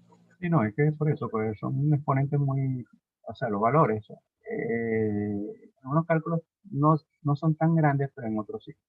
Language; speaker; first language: Spanish; native; Spanish